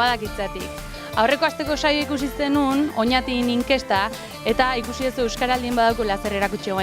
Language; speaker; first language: Basque; native; Basque